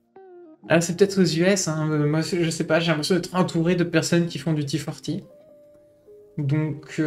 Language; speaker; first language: French; native; French